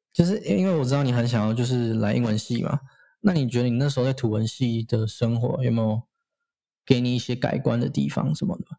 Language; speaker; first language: Chinese; native; Chinese